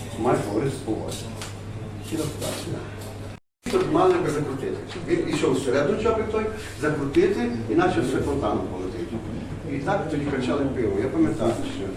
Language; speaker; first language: Ukrainian; non-native, local second language; Hungarian